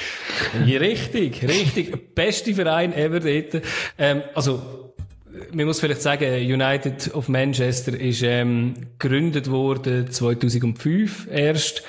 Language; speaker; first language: German; native; German